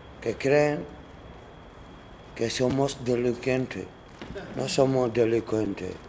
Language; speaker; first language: Spanish; non-native, learner; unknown